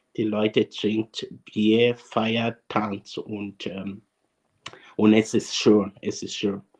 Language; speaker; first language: German; non-native, learner; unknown